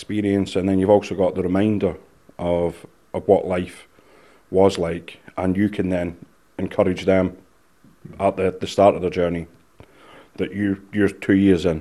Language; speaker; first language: English; native; English